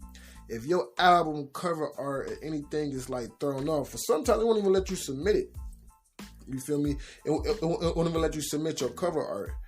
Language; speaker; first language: English; native; English